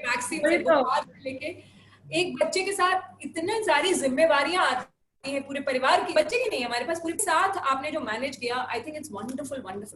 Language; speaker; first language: Hindi; native; Hindi